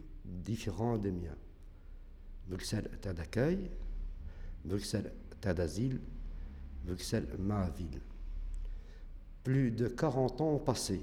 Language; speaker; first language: French; early bilingual, other home language; Arabic